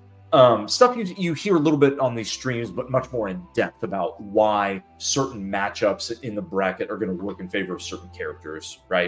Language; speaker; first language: English; native; English